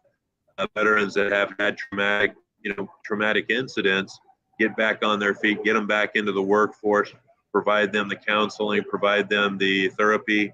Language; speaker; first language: English; native; English